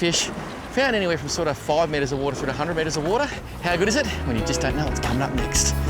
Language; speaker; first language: English; native; English